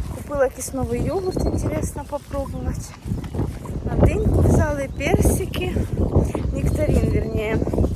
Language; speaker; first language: Ukrainian; native; Ukrainian